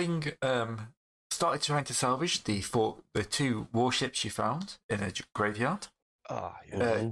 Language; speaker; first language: English; native; English